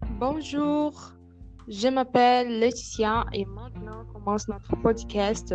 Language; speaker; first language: French; non-native, learner; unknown